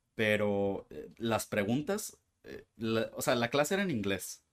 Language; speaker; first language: Spanish; native; Spanish